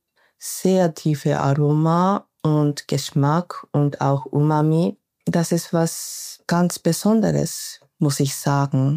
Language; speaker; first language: German; non-native, learner; Japanese